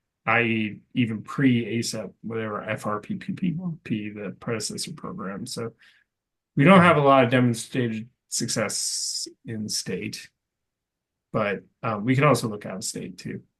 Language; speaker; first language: English; native; English